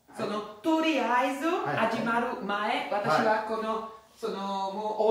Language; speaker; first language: Japanese; non-native, fluent; Italian